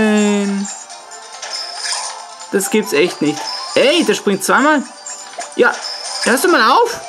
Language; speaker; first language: German; native; German